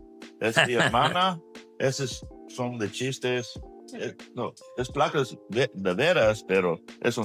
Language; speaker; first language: Spanish; non-native, learner; English